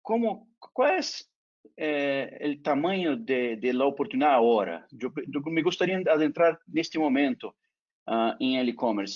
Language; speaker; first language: Spanish; non-native, fluent; Portuguese